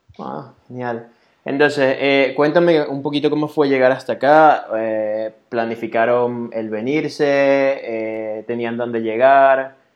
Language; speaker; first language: Spanish; native; Spanish